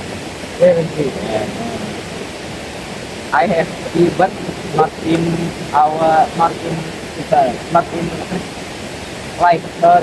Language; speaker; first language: English; non-native, learner; Indonesian